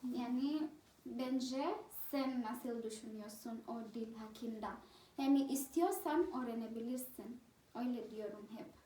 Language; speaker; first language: Turkish; non-native, fluent; Swahili